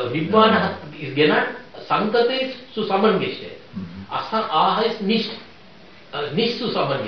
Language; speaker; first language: German; non-native, fluent; Sinhala